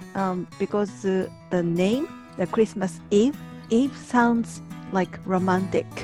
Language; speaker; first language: English; non-native, learner; Japanese